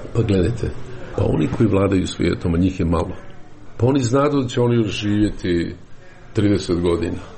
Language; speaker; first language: Serbian; native; Serbian